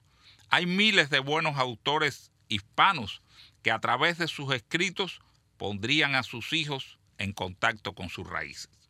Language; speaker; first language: Spanish; native; Spanish